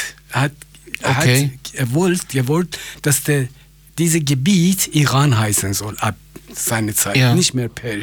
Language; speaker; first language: German; non-native, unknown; Persian